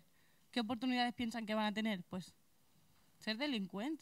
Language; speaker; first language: Spanish; native; Spanish